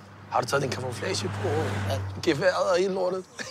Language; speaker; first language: Danish; early bilingual, other home language; Arabic